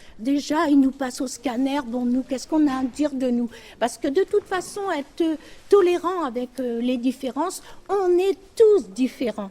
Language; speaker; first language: French; native; French